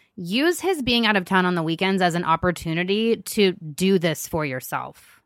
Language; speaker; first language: English; native; English